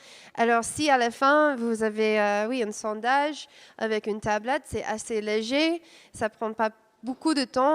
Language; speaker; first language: French; non-native, fluent; English